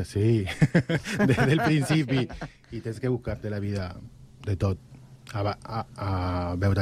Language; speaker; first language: Catalan; non-native, learner; Spanish